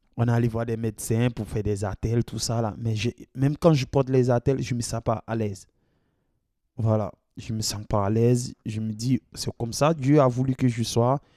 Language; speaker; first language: French; non-native, local second language; Dyula